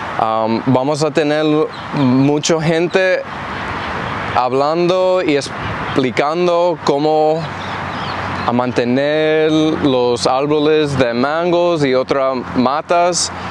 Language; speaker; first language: Spanish; early bilingual, heritage; English